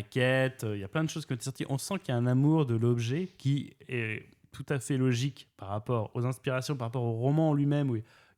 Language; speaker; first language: French; native; French